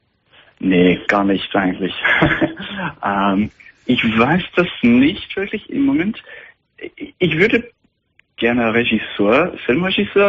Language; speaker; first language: German; non-native, fluent; English